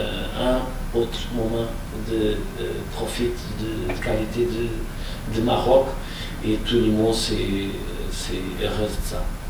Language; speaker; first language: French; non-native, fluent; Portuguese